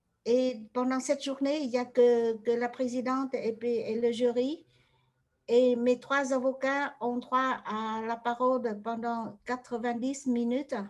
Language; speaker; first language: French; non-native, fluent; Vietnamese